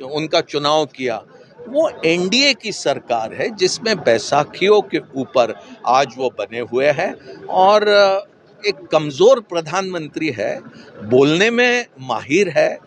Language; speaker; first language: Hindi; non-native, local second language; Marathi